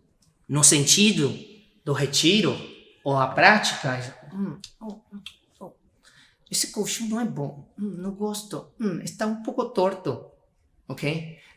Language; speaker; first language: Portuguese; non-native, fluent; Spanish